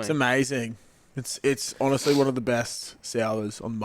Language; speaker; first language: English; native; English